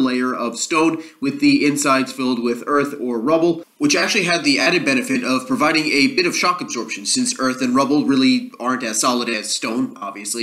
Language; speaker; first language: English; native; English